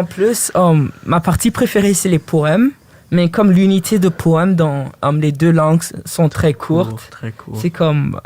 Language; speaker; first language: French; early bilingual, other home language; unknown